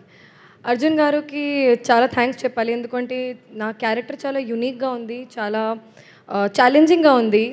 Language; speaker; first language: Telugu; non-native, local second language; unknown